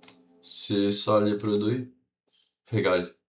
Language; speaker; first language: French; non-native, learner; Portuguese